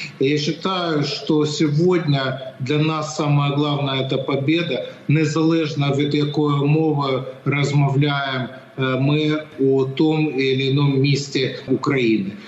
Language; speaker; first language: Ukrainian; non-native, local second language; Russian